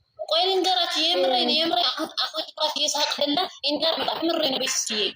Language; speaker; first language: Amharic; non-native, local second language; Tigrinya